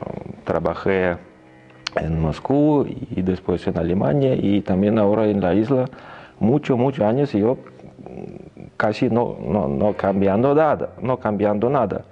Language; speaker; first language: Spanish; non-native, learner; Russian